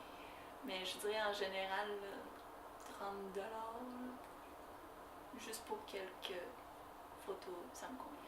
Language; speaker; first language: French; native; French